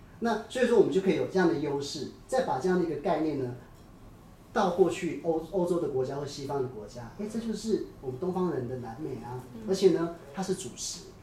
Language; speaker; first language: Chinese; native; Chinese